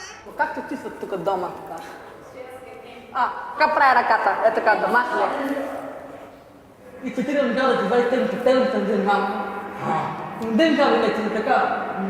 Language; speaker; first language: Bulgarian; native; Bulgarian